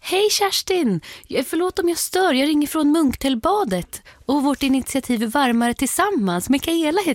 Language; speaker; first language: Swedish; native; Swedish